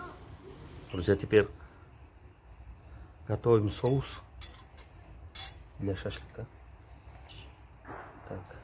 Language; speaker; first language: Russian; non-native, fluent; Uzbek